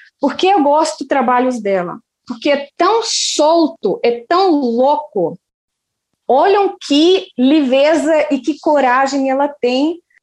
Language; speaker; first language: Portuguese; non-native, fluent; Russian